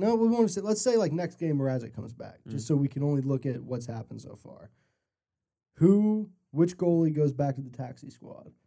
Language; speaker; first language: English; native; English